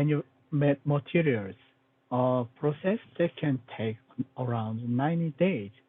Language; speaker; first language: English; non-native, learner; Korean